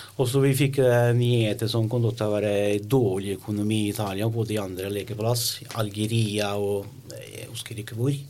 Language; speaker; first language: Norwegian; non-native, learner; Italian